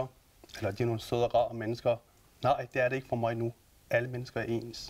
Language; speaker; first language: Danish; non-native, fluent; Persian